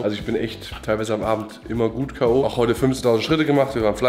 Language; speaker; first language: German; native; German